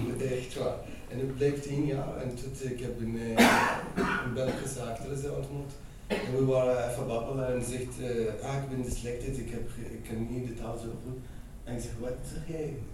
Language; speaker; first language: Dutch; non-native, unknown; Arabic